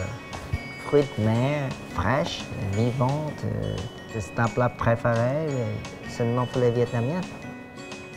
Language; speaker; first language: French; non-native, fluent; Vietnamese